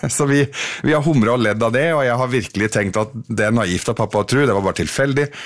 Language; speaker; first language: Norwegian; early bilingual, other home language; Arabic